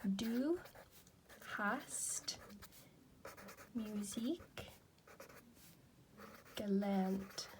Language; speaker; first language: German; non-native, fluent; English